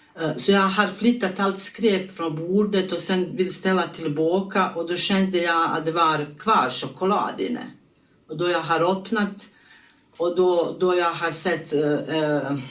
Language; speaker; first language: Swedish; non-native, learner; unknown